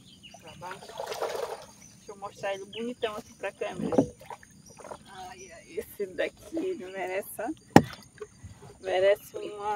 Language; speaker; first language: Portuguese; native; Portuguese